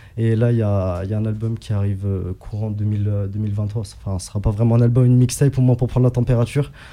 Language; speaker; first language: French; early bilingual, other home language; Arabic